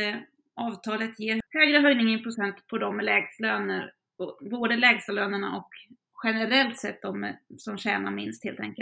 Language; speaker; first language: Swedish; native; Swedish